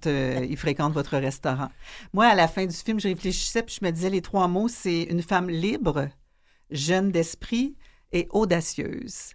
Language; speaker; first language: French; native; French